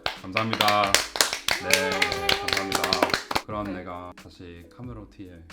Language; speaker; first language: Korean; non-native, fluent; English